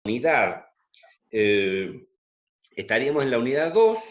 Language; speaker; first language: Spanish; native; Spanish